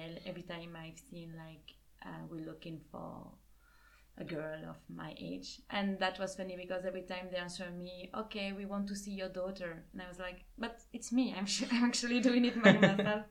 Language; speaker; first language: English; non-native, fluent; French